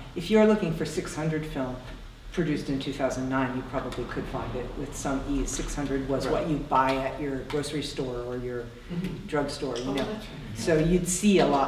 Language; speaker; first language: English; native; English